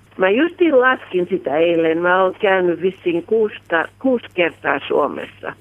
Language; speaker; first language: Finnish; early bilingual, heritage; Finnish